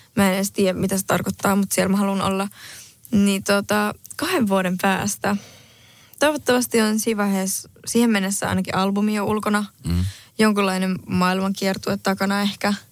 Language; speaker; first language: Finnish; early bilingual, heritage; Spanish